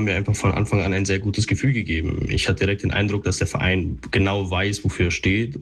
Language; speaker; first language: German; native; German